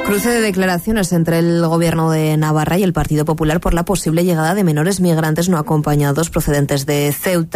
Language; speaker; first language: Spanish; native; Spanish